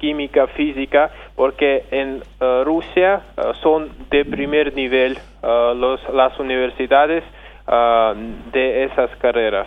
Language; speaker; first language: Spanish; non-native, fluent; Russian